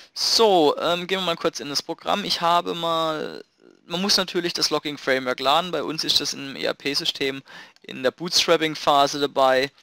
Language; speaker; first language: German; native; German